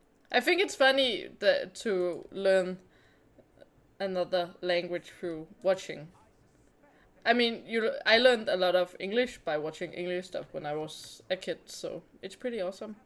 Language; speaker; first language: English; non-native, fluent; Danish